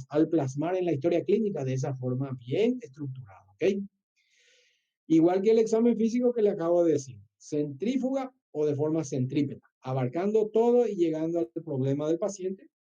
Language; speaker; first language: Spanish; native; Spanish